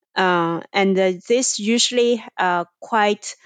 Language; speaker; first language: English; non-native, fluent; Chinese